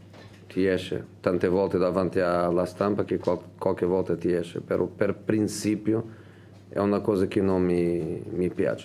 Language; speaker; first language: Italian; non-native, fluent; Portuguese